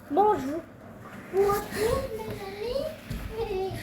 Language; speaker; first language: French; native; French